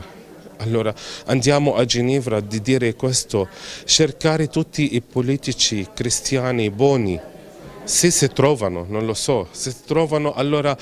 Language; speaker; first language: Italian; non-native, fluent; Arabic